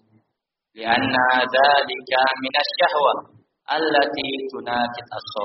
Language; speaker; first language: Arabic; non-native, fluent; Indonesian